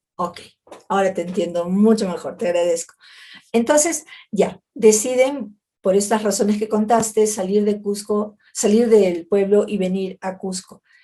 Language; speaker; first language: Spanish; native; Spanish